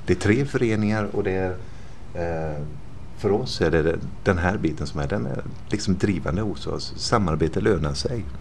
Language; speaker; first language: Swedish; native; Swedish